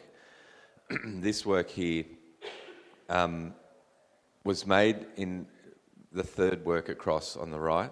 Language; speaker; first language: English; native; English